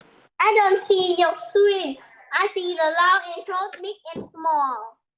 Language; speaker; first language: English; non-native, learner; Vietnamese